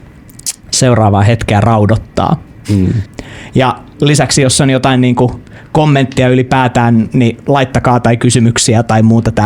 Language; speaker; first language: Finnish; native; Finnish